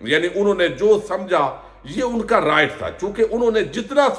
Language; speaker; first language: Urdu; native; Urdu